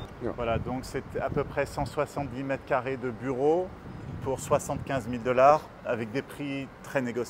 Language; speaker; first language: French; native; French